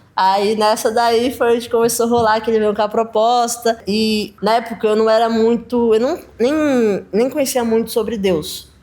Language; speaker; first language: Portuguese; native; Portuguese